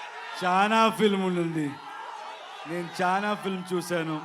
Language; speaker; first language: Telugu; non-native, learner; Kannada